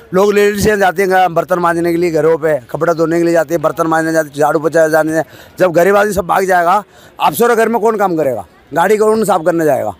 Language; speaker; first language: Hindi; non-native, local second language; Tamil